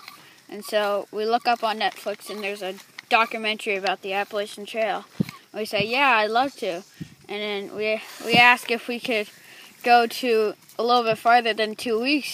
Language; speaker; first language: English; native; English